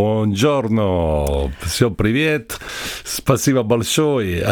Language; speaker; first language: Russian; non-native, learner; Italian